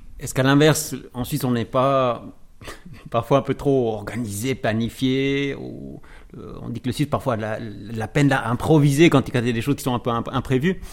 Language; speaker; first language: French; native; French